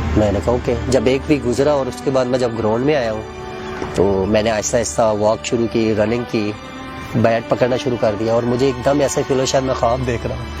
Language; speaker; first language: Urdu; non-native, local second language; Punjabi